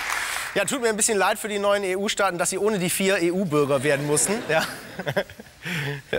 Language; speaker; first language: German; native; German